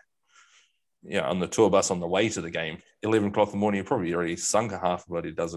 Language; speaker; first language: English; native; English